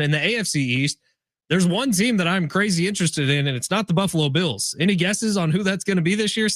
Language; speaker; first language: English; native; English